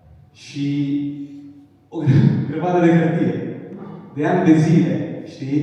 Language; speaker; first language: Romanian; non-native, learner; Italian